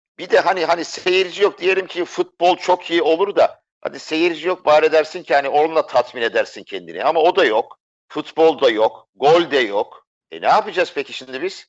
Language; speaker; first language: Turkish; native; Turkish